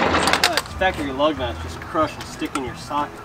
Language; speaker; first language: English; native; English